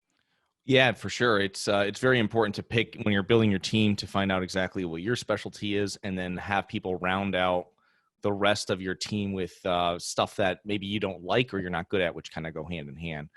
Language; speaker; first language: English; native; English